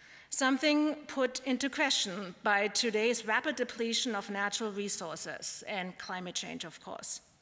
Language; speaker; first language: English; non-native, fluent; German